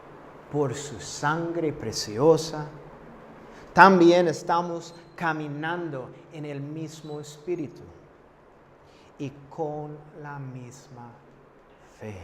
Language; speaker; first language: Spanish; non-native, fluent; English